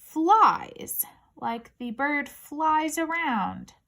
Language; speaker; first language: English; native; English